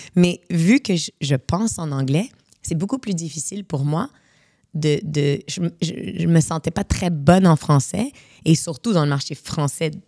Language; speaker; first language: French; native; French